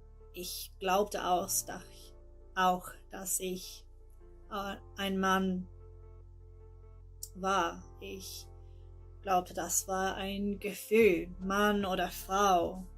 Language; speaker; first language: German; non-native, learner; English